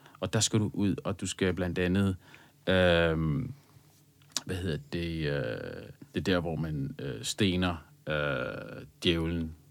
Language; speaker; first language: Danish; early bilingual, other home language; Arabic